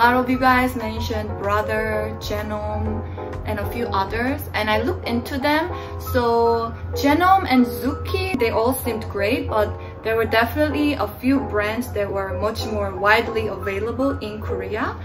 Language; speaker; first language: English; non-native, fluent; Korean